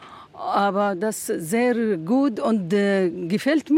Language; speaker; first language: German; non-native, learner; Arabic